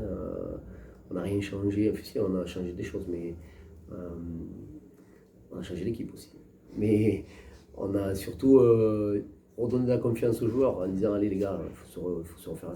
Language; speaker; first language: French; native; French